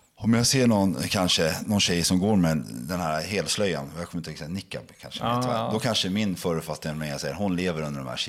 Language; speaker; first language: Swedish; native; Swedish